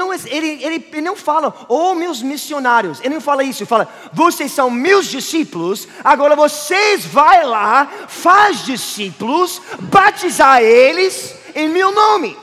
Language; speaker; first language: Portuguese; non-native, fluent; English